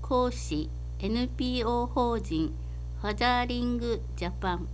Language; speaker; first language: Japanese; native; Japanese